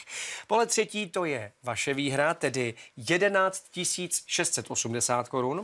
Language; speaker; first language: Czech; native; Czech